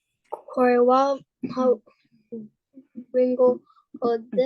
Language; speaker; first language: Japanese; non-native, learner; English